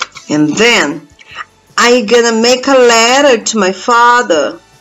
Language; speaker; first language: English; non-native, fluent; Portuguese